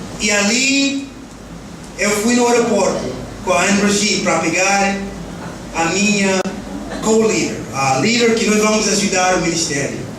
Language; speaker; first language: Portuguese; early bilingual, heritage; Portuguese